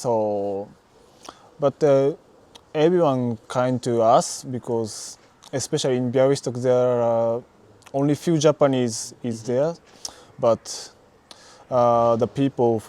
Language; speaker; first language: English; non-native, learner; Japanese